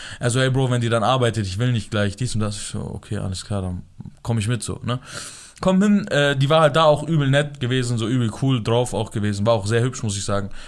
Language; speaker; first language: German; early bilingual, other home language; Persian